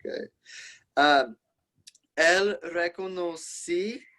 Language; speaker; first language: Spanish; non-native, learner; English